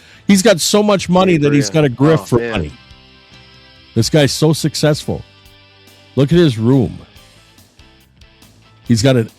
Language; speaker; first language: English; native; English